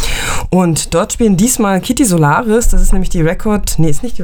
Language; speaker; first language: German; native; German